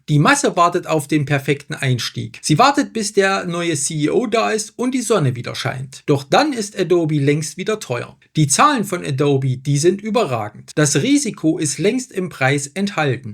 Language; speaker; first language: German; native; German